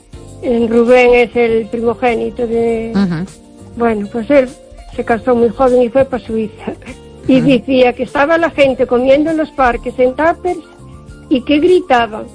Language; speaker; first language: Spanish; native; Spanish